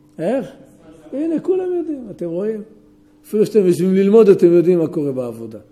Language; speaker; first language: Hebrew; native; Hebrew